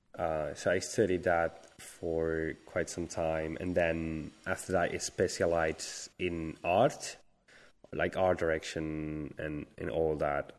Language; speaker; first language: English; non-native, fluent; Spanish